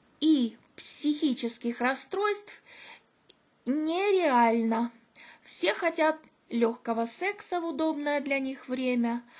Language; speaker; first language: Russian; native; Russian